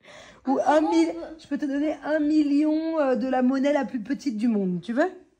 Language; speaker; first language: French; native; French